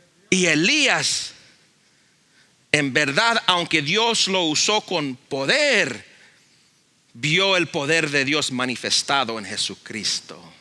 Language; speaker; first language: Spanish; early bilingual, heritage; Spanish